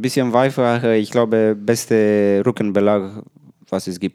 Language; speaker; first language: German; non-native, learner; Romanian